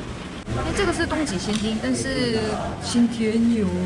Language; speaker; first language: Chinese; non-native, fluent; Korean